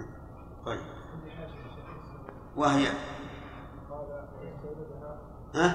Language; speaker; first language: Arabic; native; Arabic